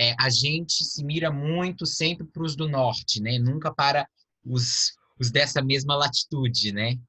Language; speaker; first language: Portuguese; native; Portuguese